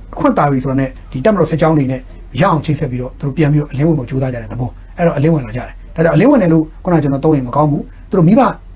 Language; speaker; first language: Burmese; native; Burmese